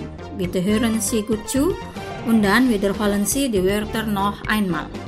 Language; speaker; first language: German; non-native, fluent; Indonesian